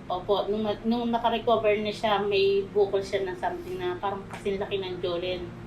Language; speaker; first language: Filipino; native; Filipino